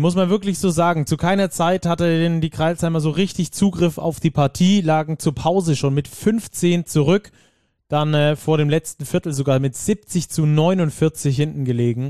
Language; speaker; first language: German; native; German